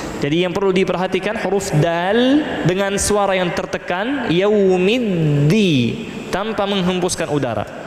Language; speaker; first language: Malay; non-native, fluent; Arabic